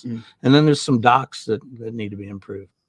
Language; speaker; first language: English; native; English